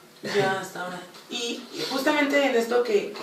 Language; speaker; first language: Spanish; native; Spanish